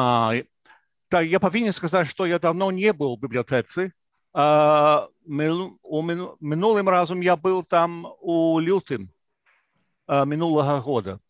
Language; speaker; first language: Belarusian; non-native, fluent; English